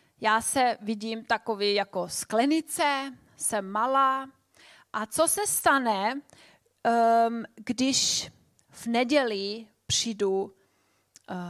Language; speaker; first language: Czech; non-native, fluent; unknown